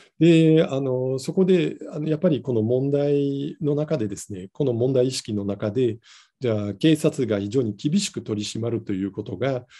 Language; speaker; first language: Japanese; non-native, fluent; Dutch